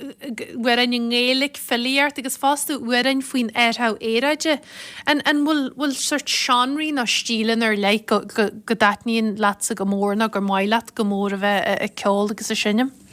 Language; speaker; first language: Irish; native; Irish